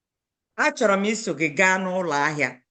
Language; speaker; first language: Igbo; native; Igbo